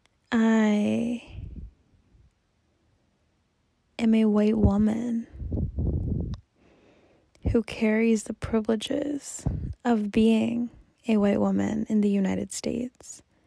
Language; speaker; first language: English; native; English